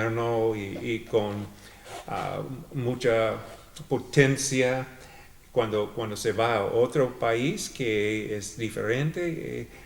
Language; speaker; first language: Spanish; non-native, fluent; English